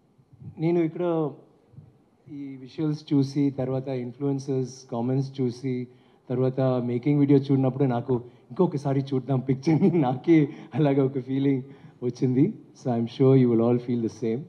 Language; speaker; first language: Telugu; non-native, learner; Tamil